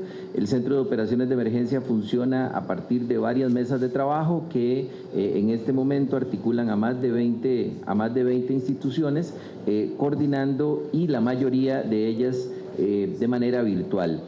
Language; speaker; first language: Spanish; native; Spanish